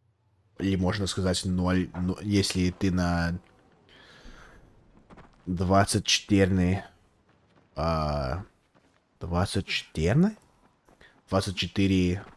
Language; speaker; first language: Russian; non-native, learner; English